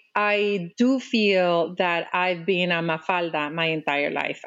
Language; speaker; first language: English; non-native, fluent; Spanish